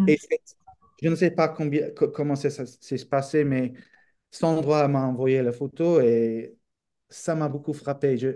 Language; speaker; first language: French; non-native, fluent; English